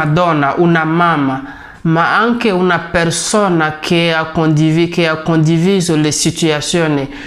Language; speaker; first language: Italian; non-native, fluent; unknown